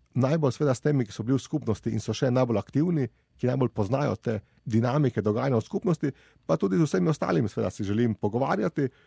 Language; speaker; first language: Slovenian; native; Slovenian